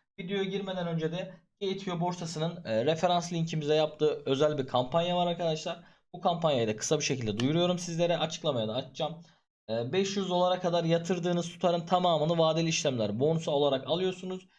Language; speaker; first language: Turkish; native; Turkish